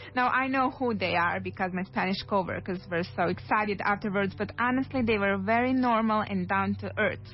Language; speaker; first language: English; non-native, fluent; Serbian